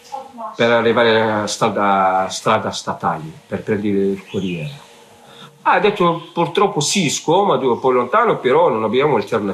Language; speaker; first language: Italian; non-native, learner; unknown